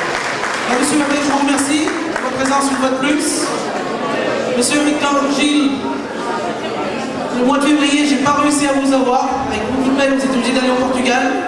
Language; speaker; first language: French; non-native, fluent; Portuguese